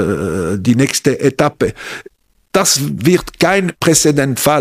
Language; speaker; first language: German; non-native, local second language; French